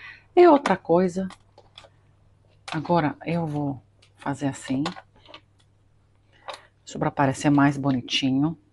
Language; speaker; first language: Portuguese; non-native, fluent; Greek